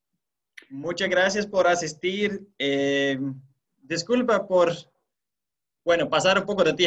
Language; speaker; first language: Spanish; non-native, fluent; Dutch